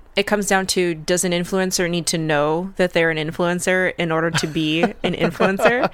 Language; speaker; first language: English; early bilingual, other home language; Russian